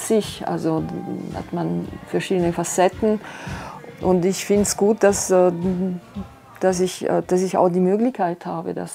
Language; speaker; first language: German; non-native, fluent; Arabic